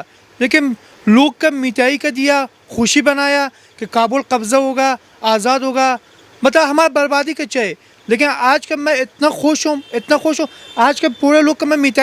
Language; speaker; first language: Hindi; non-native, learner; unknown